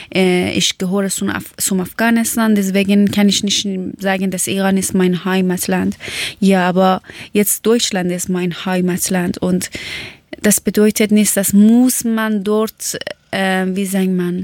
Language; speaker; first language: German; non-native, learner; Persian